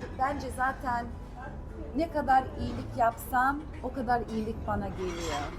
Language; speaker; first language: Turkish; early bilingual, heritage; Turkish